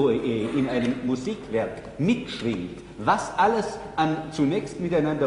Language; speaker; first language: German; native; German